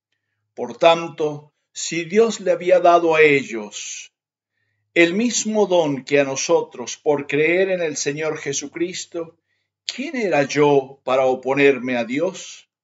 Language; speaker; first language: Spanish; native; Spanish